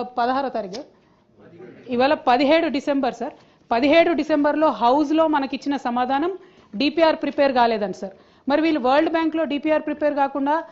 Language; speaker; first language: Telugu; native; Telugu